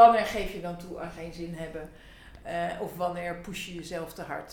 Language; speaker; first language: Dutch; native; Dutch